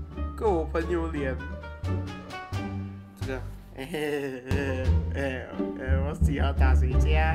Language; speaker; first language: Chinese; early bilingual, heritage; Chinese